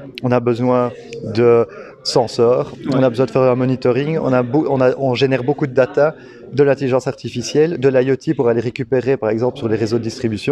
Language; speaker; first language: French; native; French